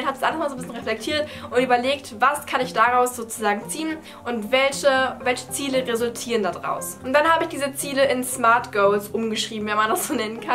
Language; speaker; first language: German; native; German